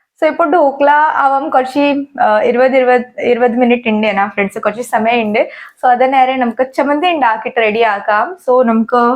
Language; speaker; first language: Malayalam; non-native, learner; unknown